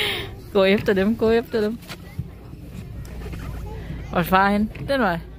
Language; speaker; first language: Danish; non-native, learner; Thai